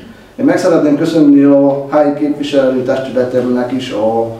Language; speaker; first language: Hungarian; native; Hungarian